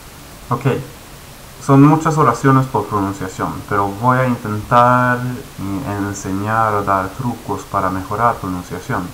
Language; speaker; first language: Spanish; non-native, fluent; Swedish